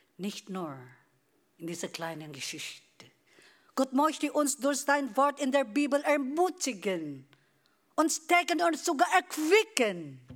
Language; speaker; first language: German; non-native, fluent; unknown